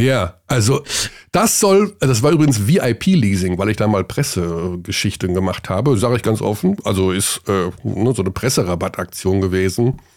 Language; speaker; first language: German; native; German